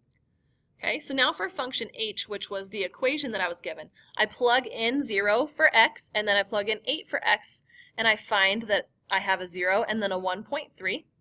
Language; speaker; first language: English; native; English